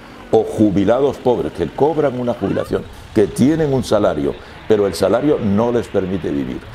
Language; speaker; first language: Spanish; native; Spanish